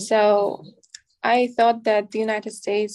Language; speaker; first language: English; non-native, fluent; Kazakh